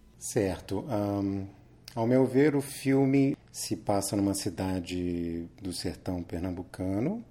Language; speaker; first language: Portuguese; native; Portuguese